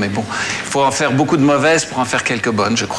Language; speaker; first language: French; native; French